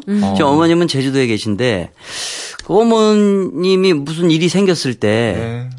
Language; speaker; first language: Korean; native; Korean